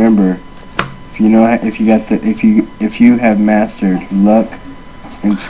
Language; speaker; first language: English; native; English